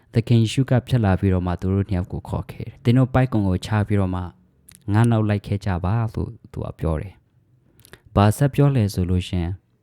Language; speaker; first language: Burmese; native; Burmese